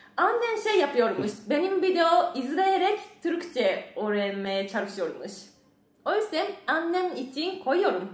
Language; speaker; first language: Turkish; non-native, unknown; Japanese